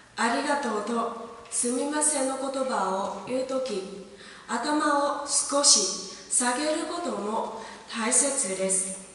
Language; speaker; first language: Japanese; non-native, learner; Vietnamese